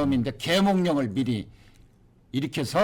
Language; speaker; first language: Korean; native; Korean